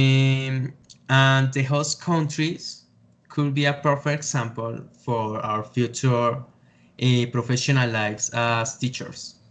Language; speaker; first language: English; non-native, fluent; Spanish